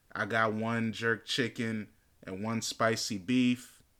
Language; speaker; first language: English; native; English